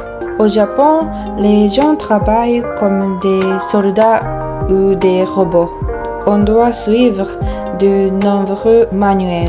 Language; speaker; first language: French; non-native, learner; Japanese